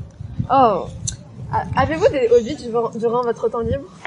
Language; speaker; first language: French; native; French